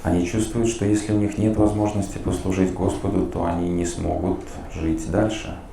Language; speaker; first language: Russian; native; Russian